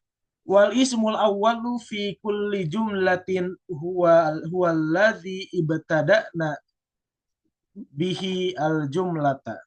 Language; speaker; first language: Arabic; non-native, fluent; Indonesian